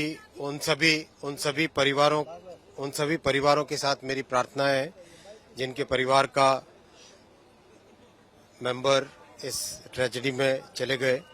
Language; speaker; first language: Hindi; native; Hindi